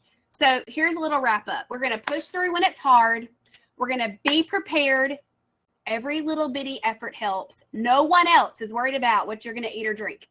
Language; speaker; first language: English; native; English